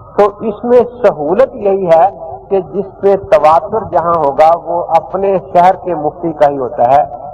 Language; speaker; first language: Urdu; non-native, local second language; Punjabi